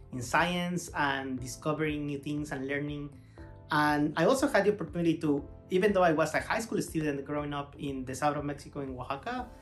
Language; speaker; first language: English; non-native, fluent; Spanish